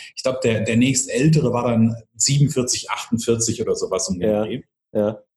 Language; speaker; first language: German; native; German